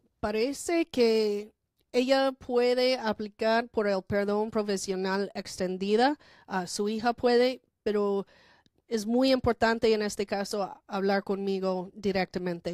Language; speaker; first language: Spanish; non-native, fluent; English